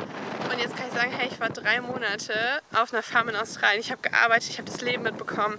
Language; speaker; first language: German; native; German